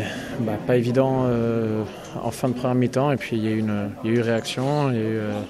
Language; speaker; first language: French; native; French